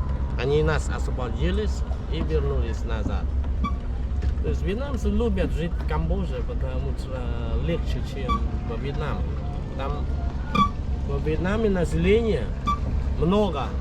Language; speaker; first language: Russian; non-native, fluent; Khmer